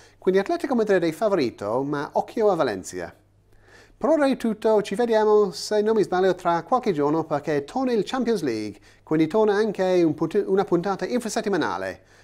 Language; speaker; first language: Italian; non-native, fluent; English